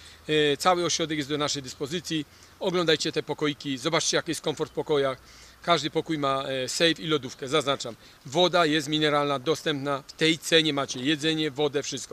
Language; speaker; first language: Polish; native; Polish